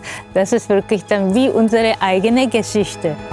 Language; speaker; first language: German; non-native, fluent; Japanese